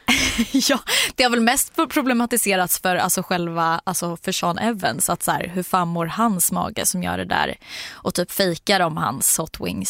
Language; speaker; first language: Swedish; native; Swedish